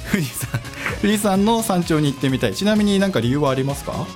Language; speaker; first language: Japanese; native; Japanese